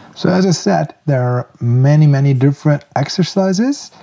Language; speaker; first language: English; non-native, fluent; German